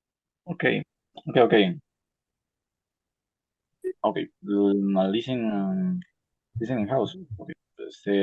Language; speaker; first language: English; non-native, learner; Spanish